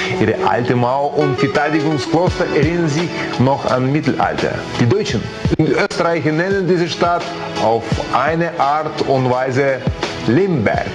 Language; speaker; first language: German; non-native, learner; Ukrainian